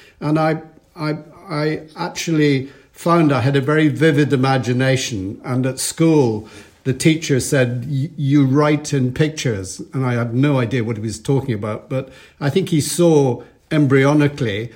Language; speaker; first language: English; native; English